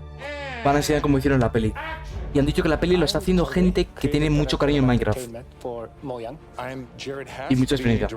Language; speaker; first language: Spanish; native; Spanish